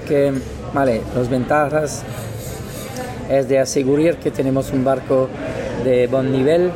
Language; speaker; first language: Spanish; non-native, learner; French